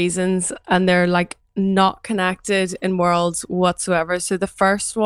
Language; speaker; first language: English; native; English